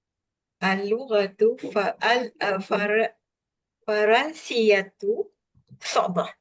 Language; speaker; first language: Arabic; non-native, learner; Malay